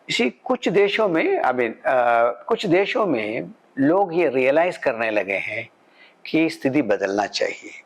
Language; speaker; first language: Hindi; non-native, local second language; Malayalam